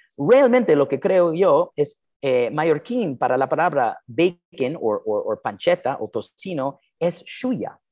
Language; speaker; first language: Spanish; non-native, fluent; English